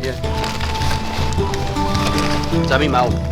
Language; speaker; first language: Indonesian; non-native, fluent; English